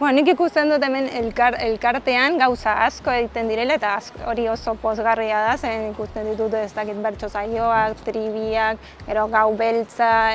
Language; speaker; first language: Basque; non-native, fluent; Spanish